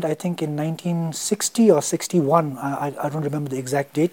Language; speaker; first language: English; non-native, local second language; Tibetan